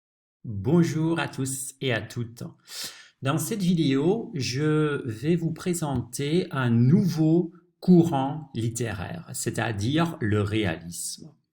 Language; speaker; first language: French; non-native, fluent; Dutch